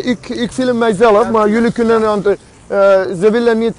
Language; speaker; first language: Dutch; non-native, fluent; Azerbaijani